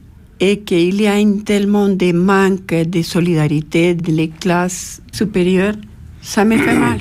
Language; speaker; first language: French; non-native, fluent; Spanish